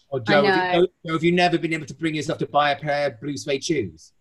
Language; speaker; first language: English; native; English